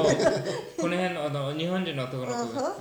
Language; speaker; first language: Japanese; early bilingual, heritage; Japanese